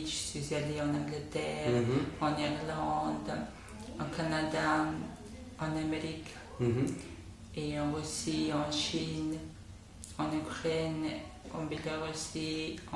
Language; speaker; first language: French; non-native, fluent; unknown